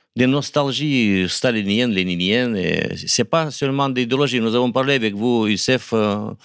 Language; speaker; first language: French; non-native, fluent; Romanian